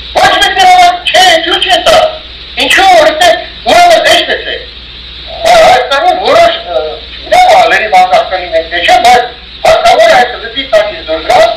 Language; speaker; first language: Armenian; early bilingual, heritage; Armenian